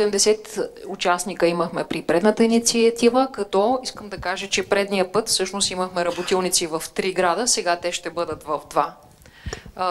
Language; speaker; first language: Bulgarian; native; Bulgarian